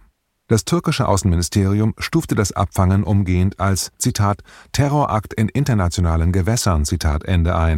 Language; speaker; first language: German; native; German